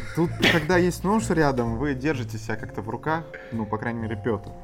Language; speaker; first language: Russian; native; Russian